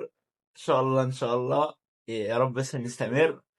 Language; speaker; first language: Arabic; native; Arabic